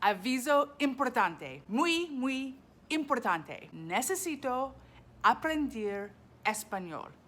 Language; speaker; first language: Spanish; non-native, learner; English